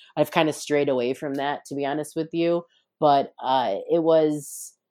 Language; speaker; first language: English; native; English